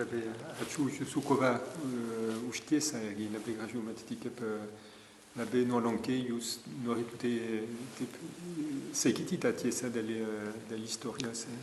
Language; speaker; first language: Lithuanian; non-native, learner; French